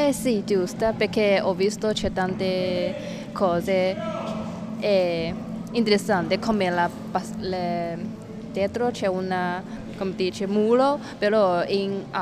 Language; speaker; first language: Italian; non-native, learner; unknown